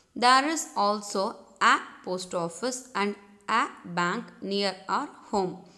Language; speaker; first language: English; non-native, local second language; Tamil